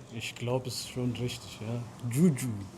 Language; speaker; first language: German; non-native, fluent; Amharic